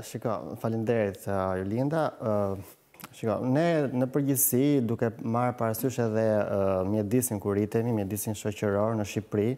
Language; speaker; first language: Albanian; native; Albanian